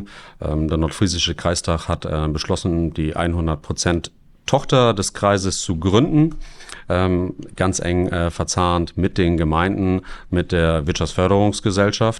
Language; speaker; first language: German; native; German